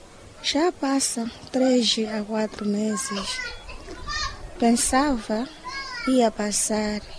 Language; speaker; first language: Portuguese; non-native, local second language; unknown